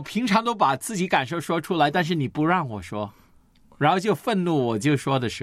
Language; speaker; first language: Chinese; native; Chinese